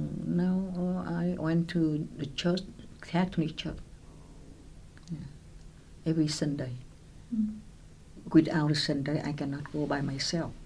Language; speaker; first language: English; non-native, local second language; Vietnamese